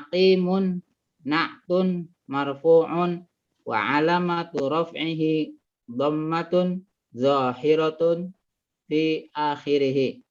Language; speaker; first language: Arabic; non-native, learner; Indonesian